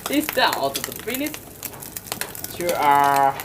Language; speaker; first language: English; non-native, learner; Thai